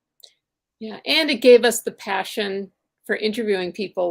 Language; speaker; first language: English; native; English